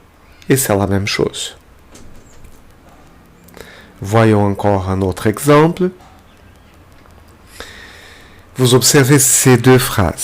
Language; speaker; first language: French; non-native, fluent; Portuguese